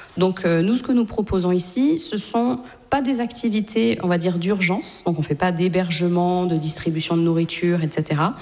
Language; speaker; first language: French; native; French